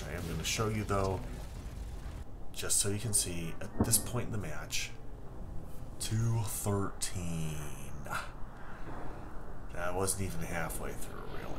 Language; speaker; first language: English; native; English